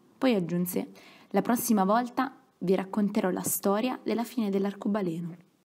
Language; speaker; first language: Italian; native; Italian